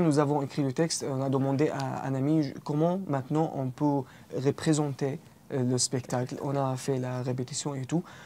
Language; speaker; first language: French; non-native, learner; Arabic